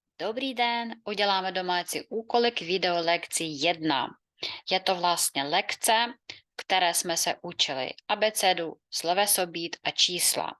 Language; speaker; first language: Czech; non-native, fluent; Ukrainian